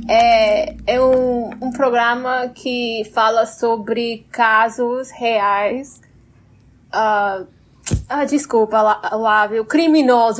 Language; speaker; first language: Portuguese; non-native, fluent; English